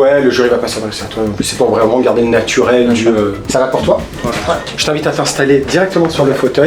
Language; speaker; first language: French; native; French